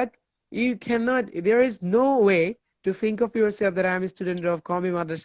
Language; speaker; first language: English; non-native, fluent; Bangla